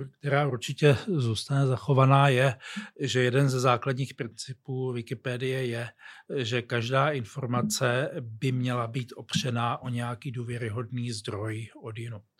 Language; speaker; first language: Czech; native; Czech